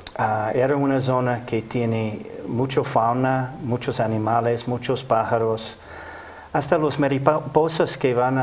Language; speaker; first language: Spanish; non-native, fluent; English